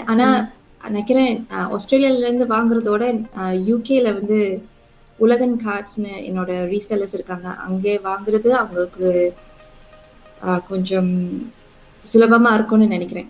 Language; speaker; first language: Tamil; native; Tamil